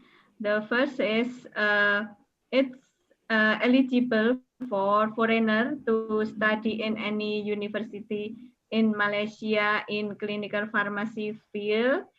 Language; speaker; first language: English; non-native, learner; Indonesian